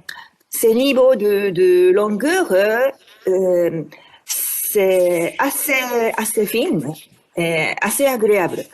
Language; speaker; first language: French; non-native, fluent; Japanese